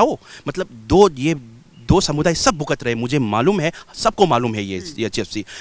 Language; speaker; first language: Hindi; non-native, local second language; Manipuri